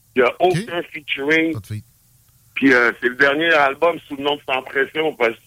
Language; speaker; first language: French; native; French